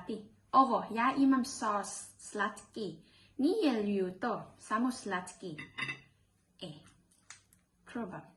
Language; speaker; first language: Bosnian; non-native, learner; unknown